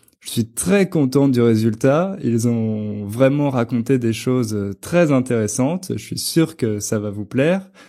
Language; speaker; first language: French; native; French